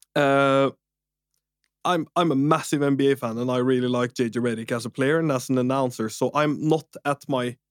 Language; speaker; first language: English; non-native, fluent; Norwegian